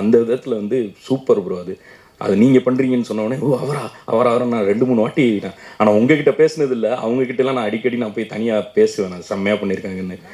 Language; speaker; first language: Tamil; native; Tamil